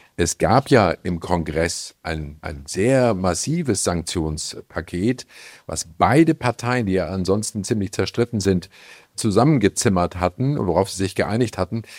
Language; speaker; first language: German; native; German